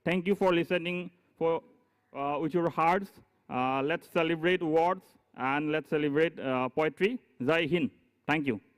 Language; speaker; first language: English; non-native, local second language; Assamese